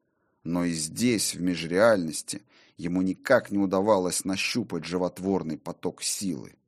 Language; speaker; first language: Russian; native; Russian